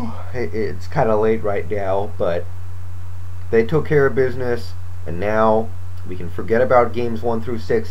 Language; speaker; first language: English; native; English